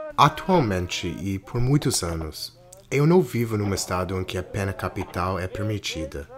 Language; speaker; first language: Portuguese; non-native, fluent; English